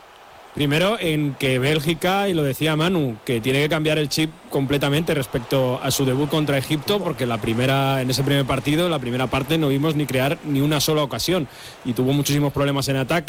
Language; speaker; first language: Spanish; native; Spanish